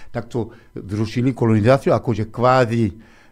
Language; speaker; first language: Slovak; non-native, fluent; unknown